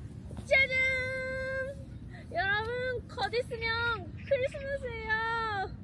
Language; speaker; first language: Korean; non-native, fluent; Japanese